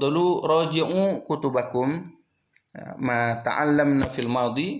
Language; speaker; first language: Arabic; non-native, fluent; Indonesian